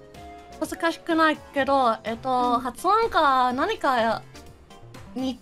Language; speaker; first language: Japanese; non-native, learner; English